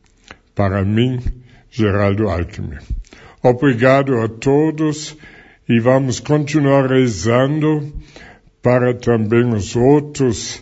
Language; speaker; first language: Portuguese; non-native, fluent; German